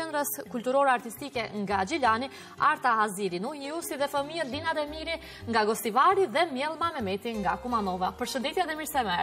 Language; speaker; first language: Albanian; native; Albanian